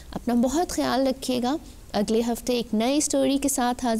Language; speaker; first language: Urdu; native; Urdu